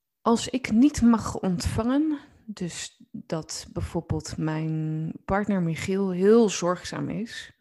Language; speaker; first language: Dutch; native; Dutch